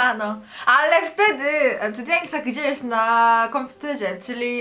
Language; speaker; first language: Polish; non-native, learner; Korean